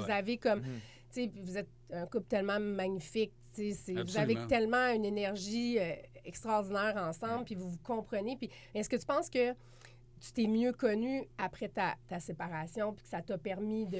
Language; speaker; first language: French; native; French